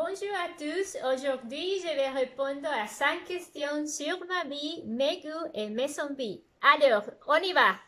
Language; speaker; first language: French; non-native, fluent; Spanish